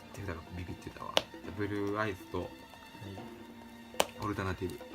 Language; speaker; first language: Japanese; native; Japanese